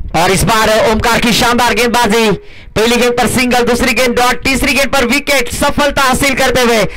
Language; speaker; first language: Hindi; non-native, local second language; Marathi